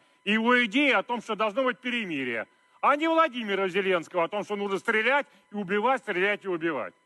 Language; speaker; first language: Russian; native; Russian